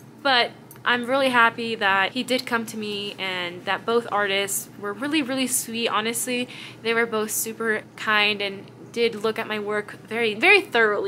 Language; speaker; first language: English; early bilingual, other home language; Spanish